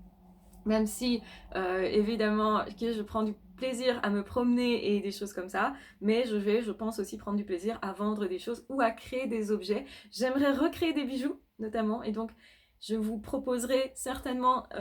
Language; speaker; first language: French; native; French